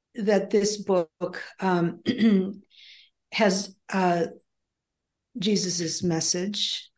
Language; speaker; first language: English; early bilingual, other home language; Greek